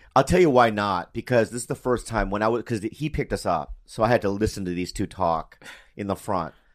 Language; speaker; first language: English; native; English